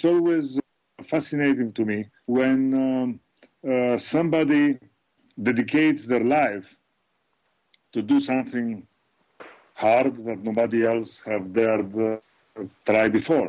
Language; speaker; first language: English; non-native, fluent; Greek